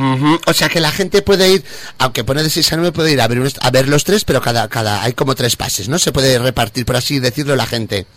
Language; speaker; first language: Spanish; native; Spanish